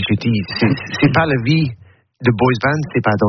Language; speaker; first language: French; non-native, learner; English